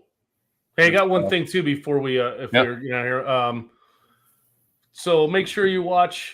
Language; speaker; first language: English; native; English